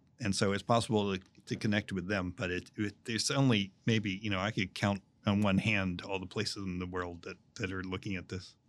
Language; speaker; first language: English; native; English